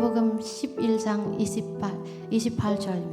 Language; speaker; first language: Korean; non-native, learner; Indonesian